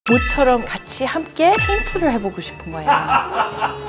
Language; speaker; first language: Korean; early bilingual, heritage; Korean